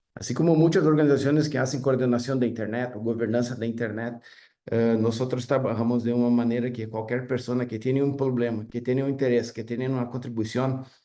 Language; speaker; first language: Spanish; non-native, fluent; Portuguese